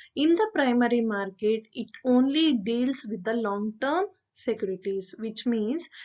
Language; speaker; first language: English; non-native, local second language; Kannada